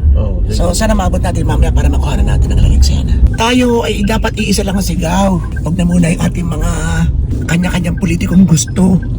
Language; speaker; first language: Filipino; native; Filipino